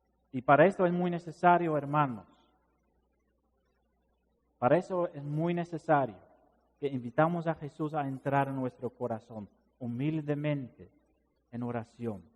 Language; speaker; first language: Spanish; non-native, fluent; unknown